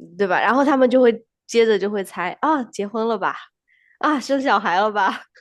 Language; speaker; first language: Chinese; native; Chinese